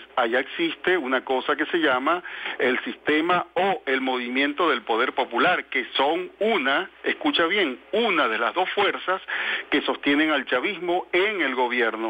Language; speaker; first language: Spanish; native; Spanish